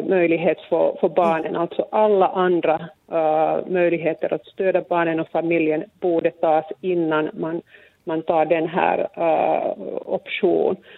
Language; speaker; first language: Swedish; non-native, local second language; Finnish